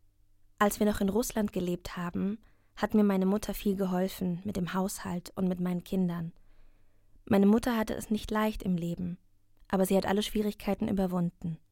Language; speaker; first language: German; non-native, learner; Russian